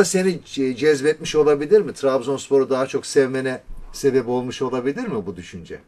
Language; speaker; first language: Turkish; native; Turkish